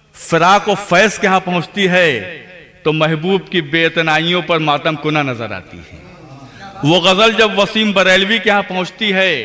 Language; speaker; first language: Urdu; native; Urdu